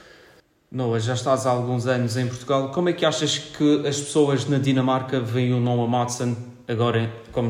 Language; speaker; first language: Portuguese; native; Portuguese